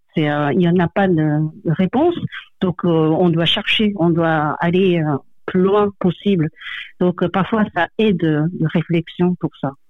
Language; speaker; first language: French; non-native, fluent; Japanese